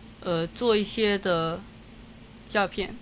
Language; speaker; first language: Chinese; non-native, local second language; Cantonese